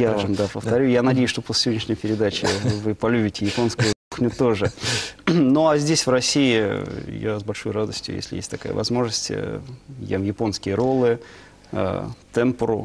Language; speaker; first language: Russian; native; Russian